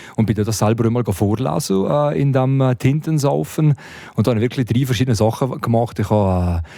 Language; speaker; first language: German; native; German